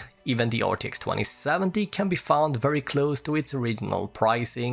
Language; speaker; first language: English; native; English